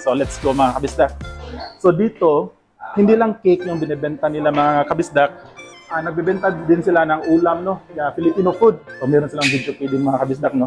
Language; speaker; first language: Filipino; non-native, local second language; Cebuano